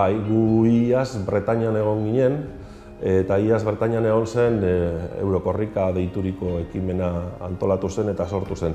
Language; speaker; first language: Basque; native; Basque